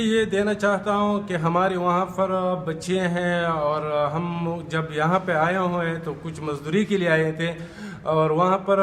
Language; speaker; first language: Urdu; non-native, local second language; Pashto